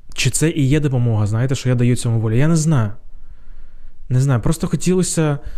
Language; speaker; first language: Ukrainian; non-native, local second language; Russian